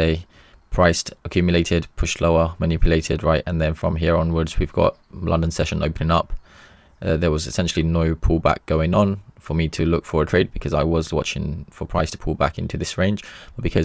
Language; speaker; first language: English; native; English